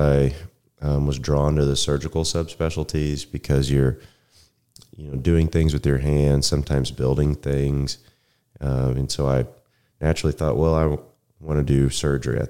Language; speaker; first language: English; native; English